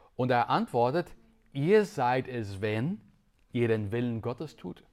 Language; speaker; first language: German; non-native, fluent; English